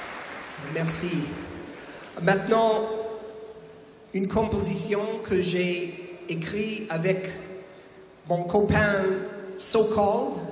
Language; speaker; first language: French; non-native, fluent; English